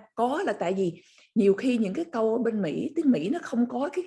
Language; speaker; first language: Vietnamese; early bilingual, other home language; English